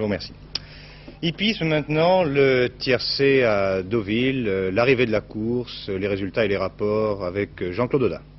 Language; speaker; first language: French; native; French